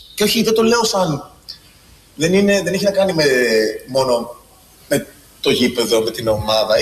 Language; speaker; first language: Greek; early bilingual, other home language; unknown